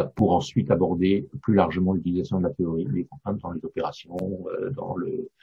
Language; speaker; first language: French; non-native, fluent; English